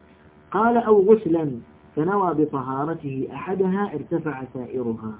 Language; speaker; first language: Arabic; native; Arabic